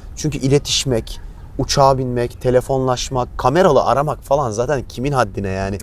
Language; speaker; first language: Turkish; native; Turkish